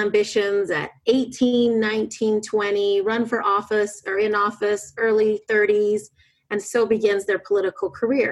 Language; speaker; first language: English; native; English